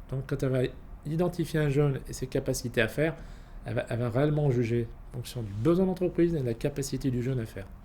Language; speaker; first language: French; native; French